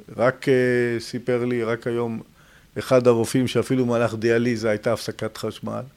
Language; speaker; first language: Hebrew; native; Hebrew